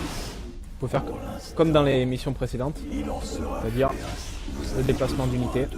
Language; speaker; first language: French; native; French